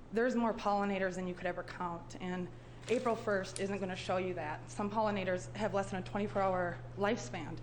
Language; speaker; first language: English; native; English